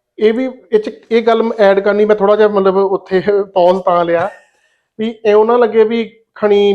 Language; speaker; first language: Punjabi; native; Punjabi